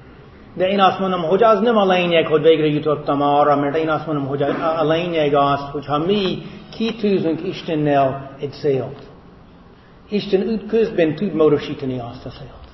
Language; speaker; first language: Hungarian; non-native, fluent; English